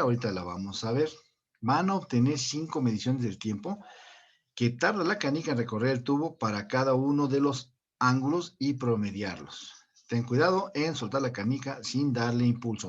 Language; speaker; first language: Spanish; native; Spanish